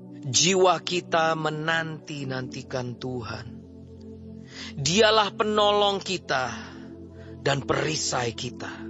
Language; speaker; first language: Indonesian; native; Indonesian